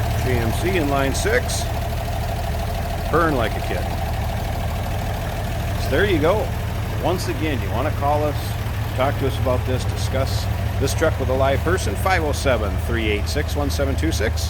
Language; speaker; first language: English; native; English